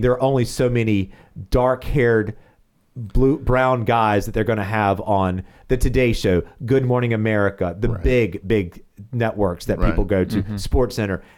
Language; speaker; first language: English; native; English